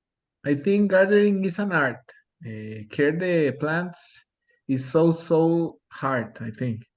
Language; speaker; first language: English; non-native, learner; Spanish